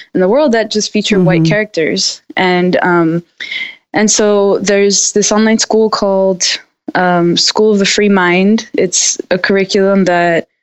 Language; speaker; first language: English; native; English